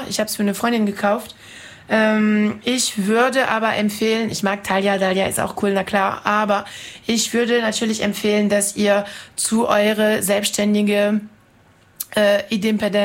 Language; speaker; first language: German; non-native, fluent; French